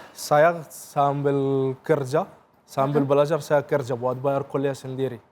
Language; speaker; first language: Indonesian; non-native, fluent; Arabic